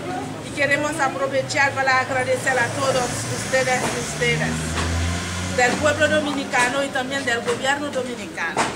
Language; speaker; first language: Spanish; non-native, fluent; Haitian Creole